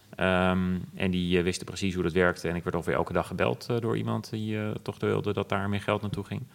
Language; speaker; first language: Dutch; native; Dutch